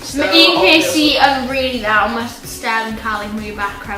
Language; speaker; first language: Welsh; native; Welsh